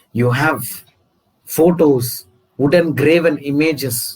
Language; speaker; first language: English; non-native, local second language; Telugu